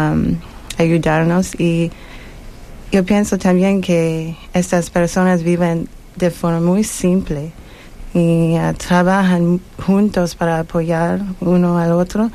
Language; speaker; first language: Spanish; non-native, learner; English